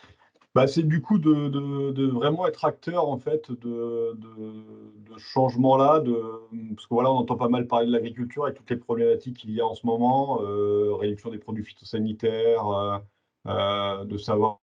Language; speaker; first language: French; native; French